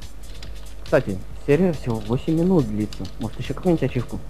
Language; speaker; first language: Russian; native; Russian